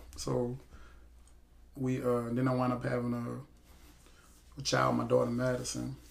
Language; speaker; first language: English; native; English